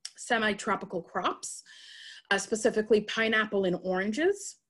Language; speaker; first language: English; native; English